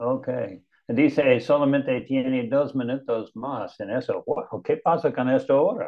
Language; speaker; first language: Spanish; non-native, learner; English